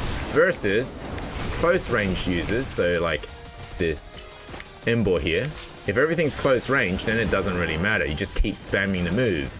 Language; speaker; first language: English; native; English